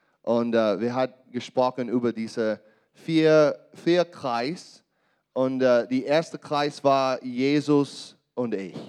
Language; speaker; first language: German; non-native, learner; English